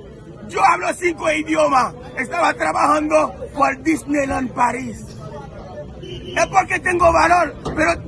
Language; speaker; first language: Spanish; non-native, learner; Haitian Creole